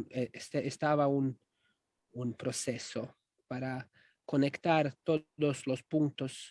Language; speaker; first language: Spanish; non-native, fluent; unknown